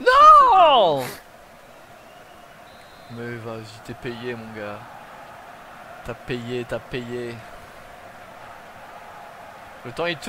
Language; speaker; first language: French; native; French